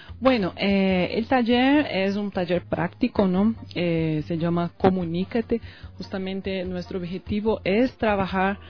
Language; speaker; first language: Spanish; non-native, fluent; Portuguese